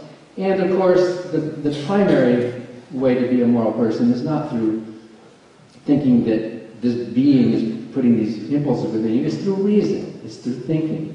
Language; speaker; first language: English; native; English